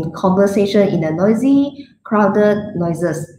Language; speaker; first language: English; non-native, local second language; Chinese